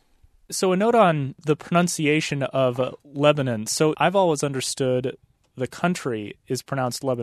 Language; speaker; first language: English; native; English